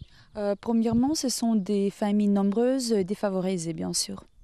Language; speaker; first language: French; non-native, fluent; Ukrainian